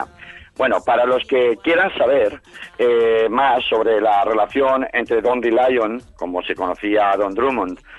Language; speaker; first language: Spanish; native; Spanish